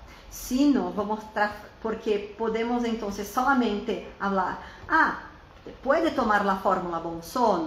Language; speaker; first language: Spanish; non-native, fluent; Portuguese